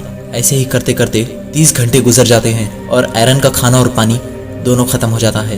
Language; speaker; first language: Hindi; native; Hindi